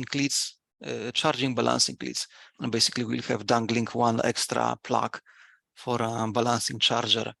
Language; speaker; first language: English; non-native, fluent; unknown